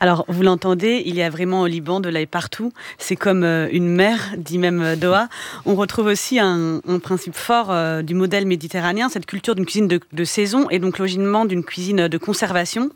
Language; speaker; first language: French; native; French